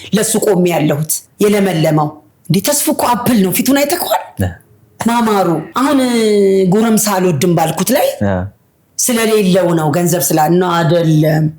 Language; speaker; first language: Amharic; native; Amharic